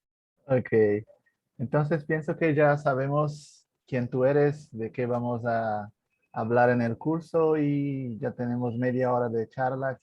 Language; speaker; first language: Spanish; non-native, fluent; Portuguese